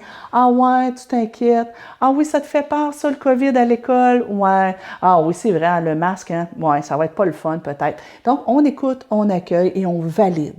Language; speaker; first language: French; native; French